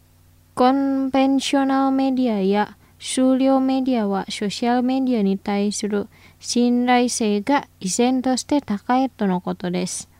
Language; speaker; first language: Japanese; non-native, fluent; Indonesian